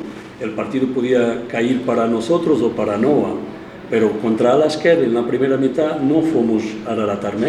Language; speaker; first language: Spanish; non-native, fluent; Portuguese